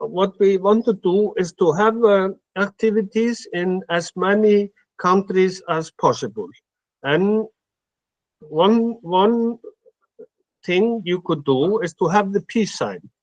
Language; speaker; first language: English; non-native, fluent; Icelandic